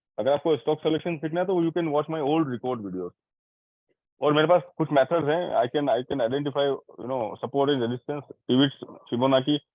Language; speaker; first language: Hindi; native; Hindi